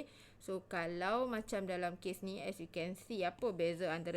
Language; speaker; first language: Malay; native; Malay